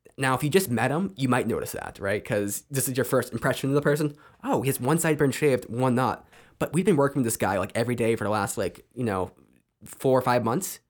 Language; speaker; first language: English; native; English